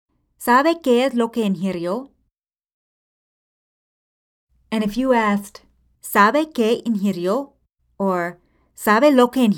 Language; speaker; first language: Spanish; non-native, fluent; English